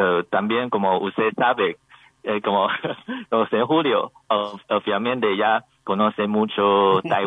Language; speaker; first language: Spanish; non-native, learner; Chinese